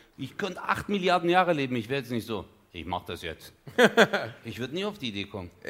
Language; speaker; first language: German; early bilingual, other home language; Turkish